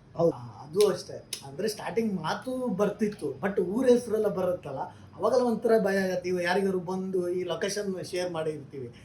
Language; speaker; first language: Kannada; native; Kannada